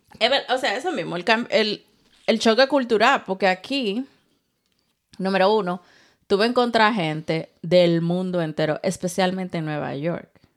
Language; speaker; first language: Spanish; native; Spanish